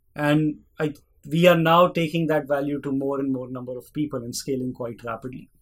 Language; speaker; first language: English; non-native, local second language; Hindi